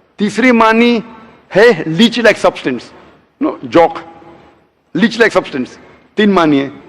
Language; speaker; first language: Hindi; non-native, local second language; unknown